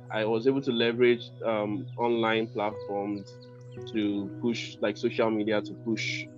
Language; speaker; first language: English; non-native, local second language; Yoruba